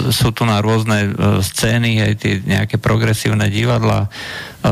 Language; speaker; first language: Slovak; native; Slovak